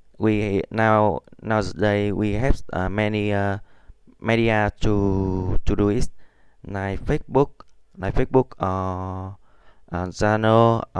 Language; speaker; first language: English; non-native, learner; Vietnamese